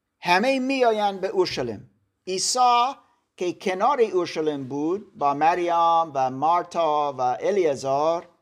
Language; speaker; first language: Persian; non-native, learner; German